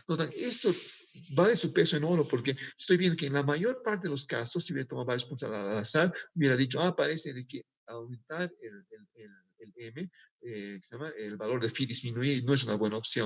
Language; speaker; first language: Spanish; native; Spanish